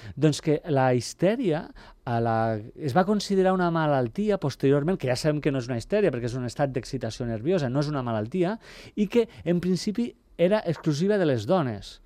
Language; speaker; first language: Catalan; native; Catalan